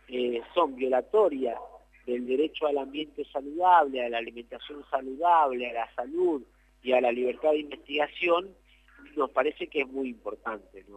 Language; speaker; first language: Spanish; native; Spanish